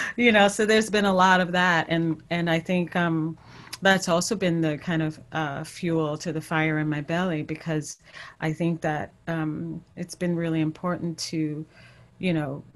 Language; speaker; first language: English; native; English